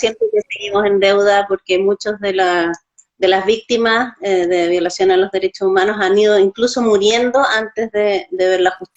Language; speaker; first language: Spanish; native; Spanish